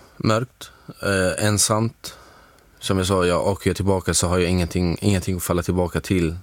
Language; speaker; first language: Swedish; non-native, fluent; Arabic